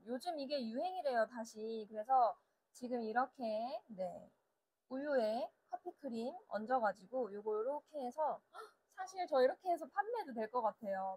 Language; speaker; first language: Korean; native; Korean